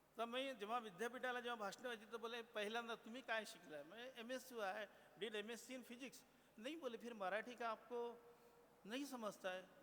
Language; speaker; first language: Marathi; non-native, local second language; Gondi